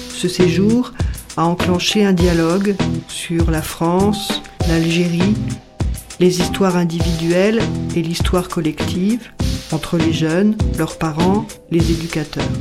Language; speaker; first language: French; native; French